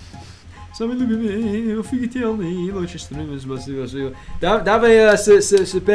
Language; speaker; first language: Russian; non-native, learner; English